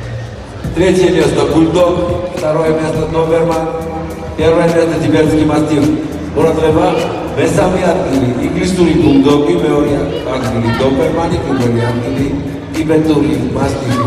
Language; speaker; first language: Russian; non-native, fluent; Georgian